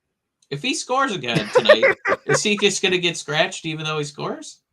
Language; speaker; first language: English; native; English